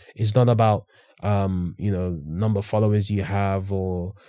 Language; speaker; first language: English; native; English